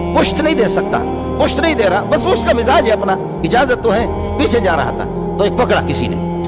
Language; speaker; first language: Urdu; non-native, local second language; Baluchi